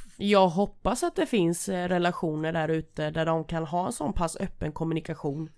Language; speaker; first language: Swedish; native; Swedish